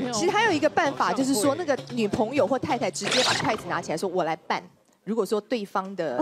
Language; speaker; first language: Chinese; native; Chinese